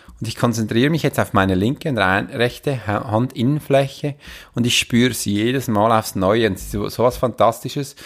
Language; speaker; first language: German; native; German